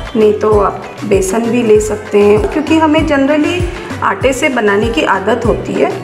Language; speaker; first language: Hindi; native; Hindi